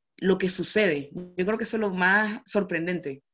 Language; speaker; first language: Spanish; native; Spanish